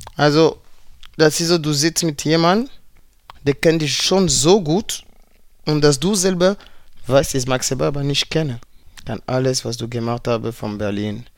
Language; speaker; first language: German; non-native, fluent; French